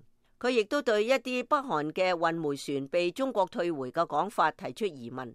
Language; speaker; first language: Chinese; native; Chinese